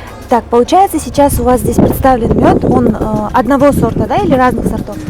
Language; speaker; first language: Russian; native; Russian